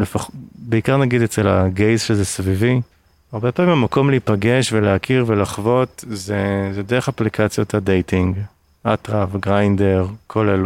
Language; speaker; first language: Hebrew; native; Hebrew